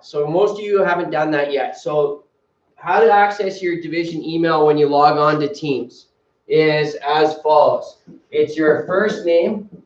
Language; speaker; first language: English; native; English